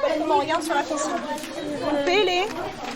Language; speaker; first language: French; native; French